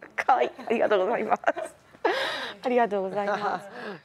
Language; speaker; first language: Spanish; native; Spanish